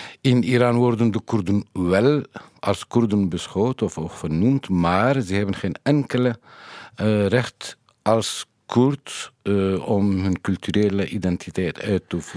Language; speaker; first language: Dutch; non-native, fluent; Kurdish